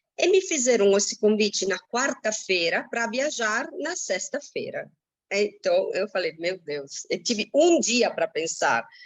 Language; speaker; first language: Portuguese; non-native, fluent; Italian